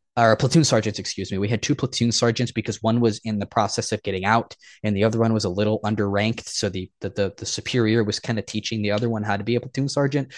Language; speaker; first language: English; native; English